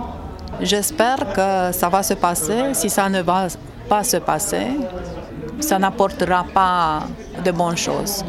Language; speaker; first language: French; non-native, fluent; Romanian